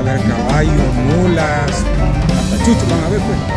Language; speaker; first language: Spanish; native; Spanish